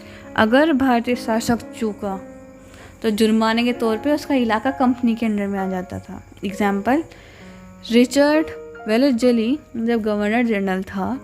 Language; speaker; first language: Hindi; native; Hindi